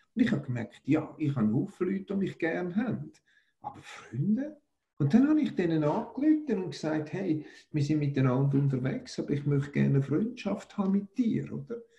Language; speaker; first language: German; native; German